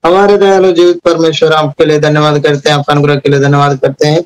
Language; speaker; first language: Hindi; non-native, local second language; Telugu